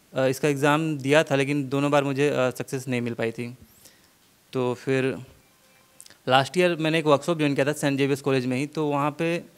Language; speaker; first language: Hindi; native; Hindi